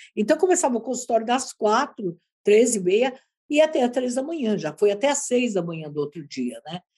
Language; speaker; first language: Portuguese; native; Portuguese